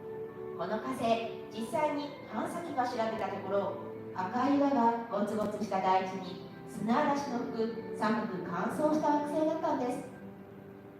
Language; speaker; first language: Japanese; native; Japanese